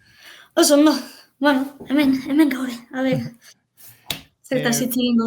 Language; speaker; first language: Basque; non-native, fluent; Catalan